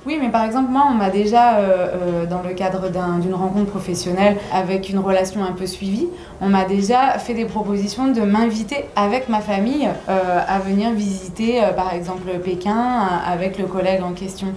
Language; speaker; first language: French; native; French